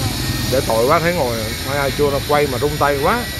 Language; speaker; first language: Vietnamese; native; Vietnamese